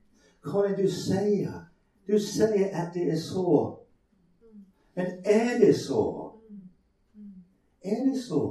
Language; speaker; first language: Swedish; non-native, fluent; English